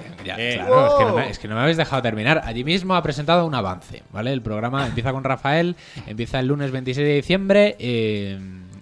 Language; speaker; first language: Spanish; native; Spanish